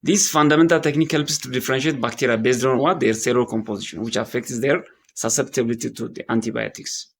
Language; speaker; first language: English; non-native, local second language; Amharic